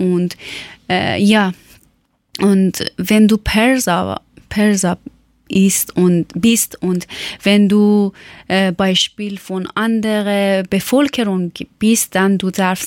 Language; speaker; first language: German; non-native, learner; Persian